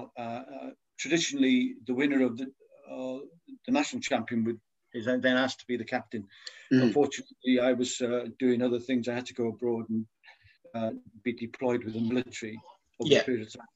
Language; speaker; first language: English; native; English